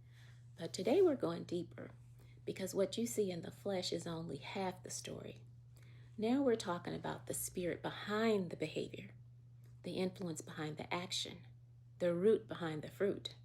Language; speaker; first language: English; native; English